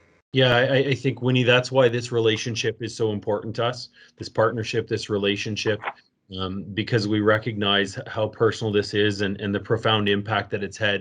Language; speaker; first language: English; native; English